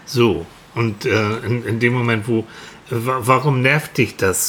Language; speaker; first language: German; native; German